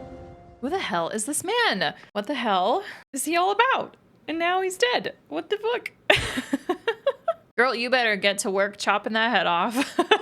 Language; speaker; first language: English; native; English